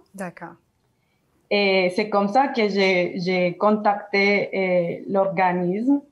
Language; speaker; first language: French; non-native, learner; Spanish